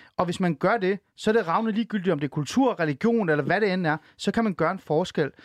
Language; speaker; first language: Danish; early bilingual, other home language; Persian